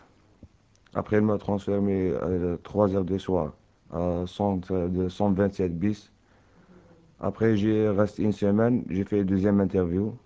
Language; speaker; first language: French; non-native, learner; Arabic